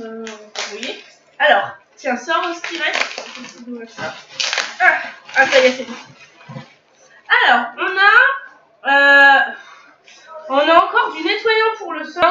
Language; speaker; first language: French; native; French